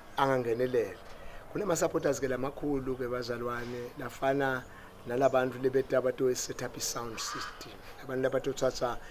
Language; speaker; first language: Zulu; non-native, local second language; Swati